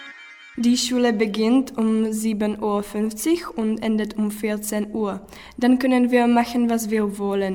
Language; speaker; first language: German; non-native, learner; Czech